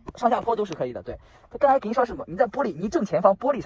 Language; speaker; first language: Chinese; native; Chinese